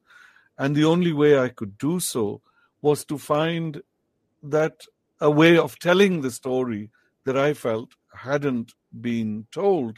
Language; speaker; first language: English; non-native, local second language; Pahari-Potwari